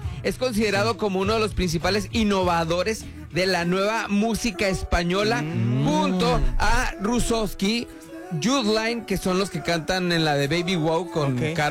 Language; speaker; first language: Spanish; native; Spanish